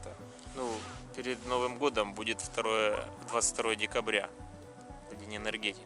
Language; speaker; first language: Russian; native; Russian